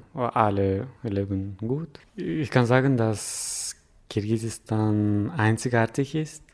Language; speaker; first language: German; non-native, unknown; Kyrgyz